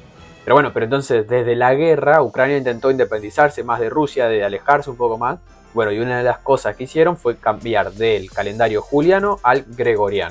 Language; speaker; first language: Spanish; native; Spanish